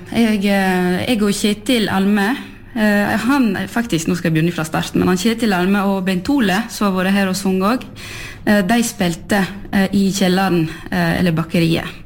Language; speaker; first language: Norwegian; early bilingual, heritage; French